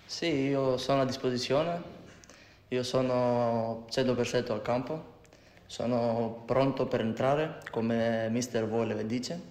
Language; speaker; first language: Italian; non-native, learner; Greek